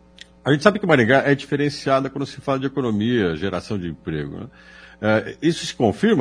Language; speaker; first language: Portuguese; native; Portuguese